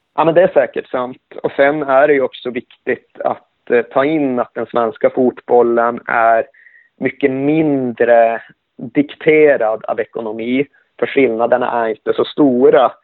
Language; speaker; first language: Swedish; native; Swedish